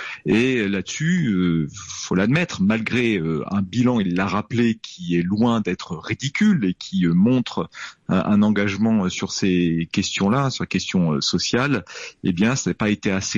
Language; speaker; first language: French; native; French